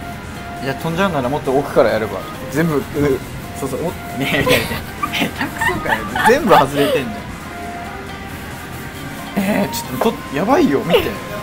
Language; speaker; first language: Japanese; native; Japanese